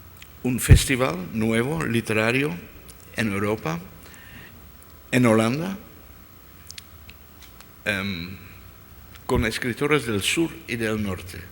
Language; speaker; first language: Spanish; non-native, fluent; Dutch